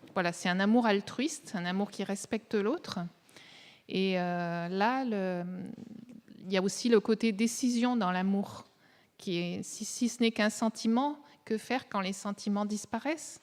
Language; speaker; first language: French; native; French